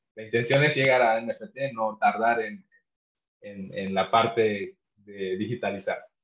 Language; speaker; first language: Spanish; non-native, local second language; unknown